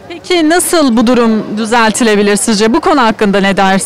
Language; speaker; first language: Turkish; native; Turkish